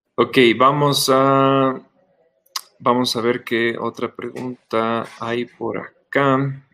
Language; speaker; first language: Spanish; native; Spanish